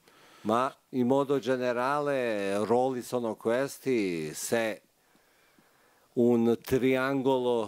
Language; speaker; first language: Italian; non-native, fluent; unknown